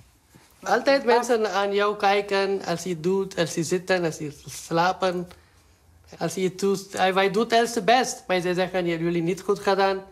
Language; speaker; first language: Dutch; non-native, learner; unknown